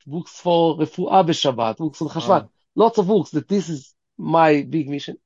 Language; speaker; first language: English; early bilingual, heritage; Hebrew